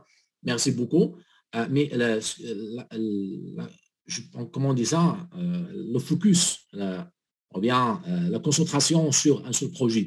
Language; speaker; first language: French; non-native, learner; Arabic